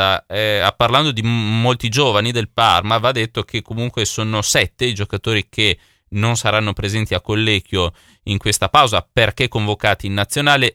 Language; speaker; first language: Italian; native; Italian